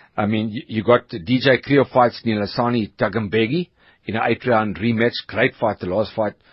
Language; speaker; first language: English; native; English